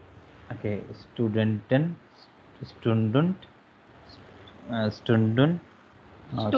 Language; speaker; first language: German; non-native, learner; Hindi